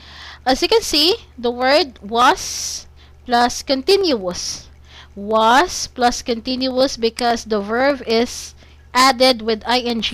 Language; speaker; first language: English; non-native, fluent; Cebuano